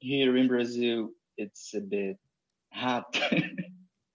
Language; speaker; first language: English; non-native, fluent; Portuguese